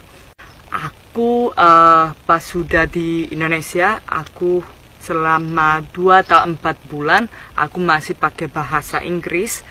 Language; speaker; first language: Indonesian; non-native, fluent; Spanish